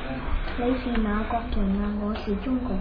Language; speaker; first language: Chinese; early bilingual, heritage; Chinese